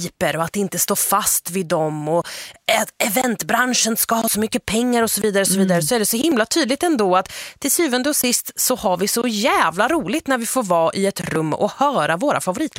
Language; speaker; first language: Swedish; native; Swedish